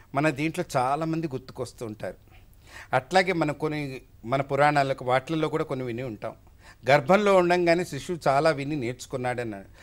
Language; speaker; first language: Telugu; native; Telugu